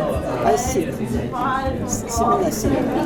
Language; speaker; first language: English; non-native, learner; Russian